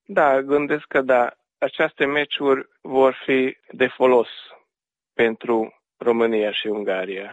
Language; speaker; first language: Romanian; non-native, learner; Hungarian